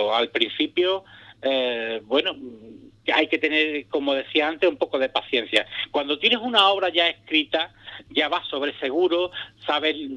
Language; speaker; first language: Spanish; native; Spanish